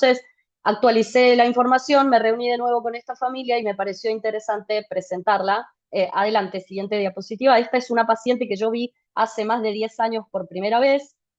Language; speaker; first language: Spanish; native; Spanish